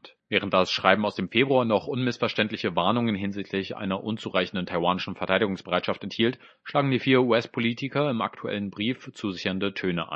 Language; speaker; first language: German; native; German